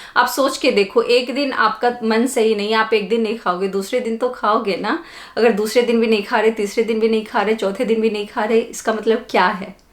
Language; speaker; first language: Hindi; native; Hindi